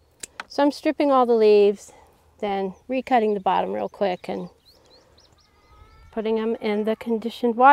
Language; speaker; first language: English; native; English